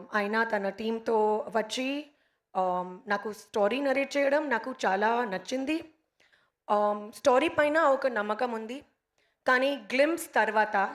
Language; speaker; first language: Telugu; non-native, local second language; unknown